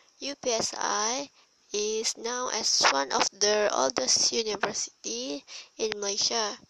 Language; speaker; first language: English; non-native, learner; Malay